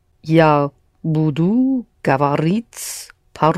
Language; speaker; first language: Russian; non-native, learner; English